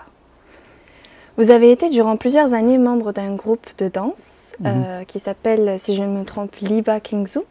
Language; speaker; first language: French; native; French